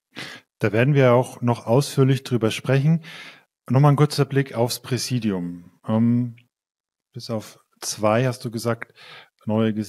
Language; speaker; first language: German; native; German